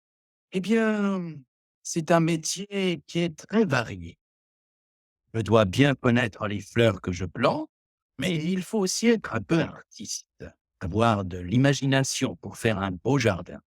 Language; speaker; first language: French; non-native, learner; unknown